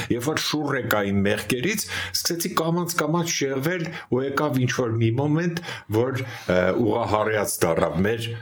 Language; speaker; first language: Armenian; native; Armenian